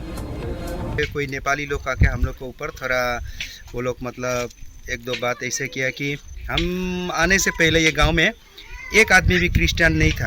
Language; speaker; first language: Hindi; non-native, local second language; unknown